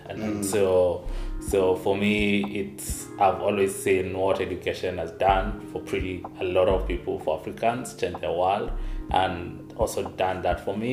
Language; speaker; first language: English; non-native, local second language; Kamba